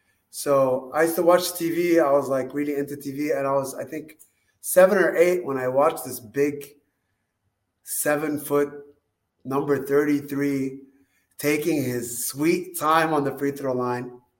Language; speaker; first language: English; early bilingual, other home language; Arabic